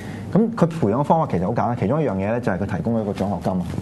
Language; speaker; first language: Cantonese; native; Cantonese